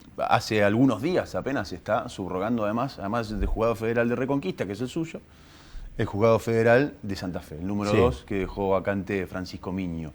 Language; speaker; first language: Spanish; native; Spanish